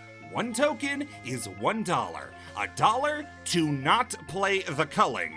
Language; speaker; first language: English; native; English